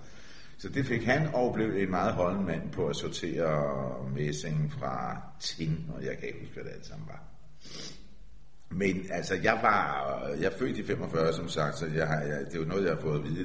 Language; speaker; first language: Danish; early bilingual, other home language; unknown